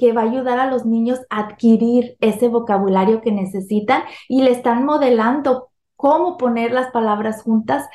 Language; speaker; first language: Spanish; native; Spanish